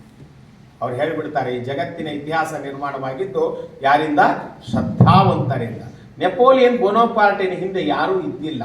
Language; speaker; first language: Kannada; native; Kannada